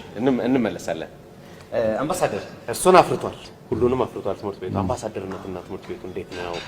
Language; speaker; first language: Amharic; native; Amharic